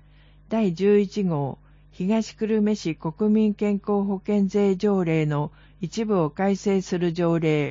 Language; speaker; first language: Japanese; native; Japanese